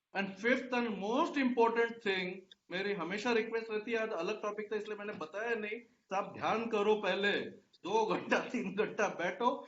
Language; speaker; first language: Hindi; non-native, local second language; Marathi